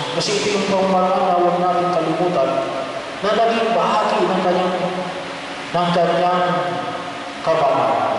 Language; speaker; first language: Filipino; native; Filipino